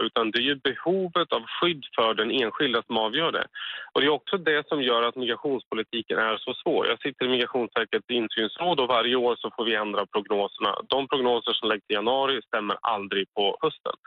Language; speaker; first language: Swedish; native; Swedish